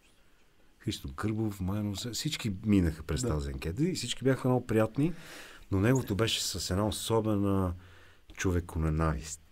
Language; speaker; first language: Bulgarian; native; Bulgarian